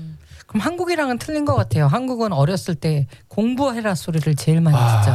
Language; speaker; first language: Korean; native; Korean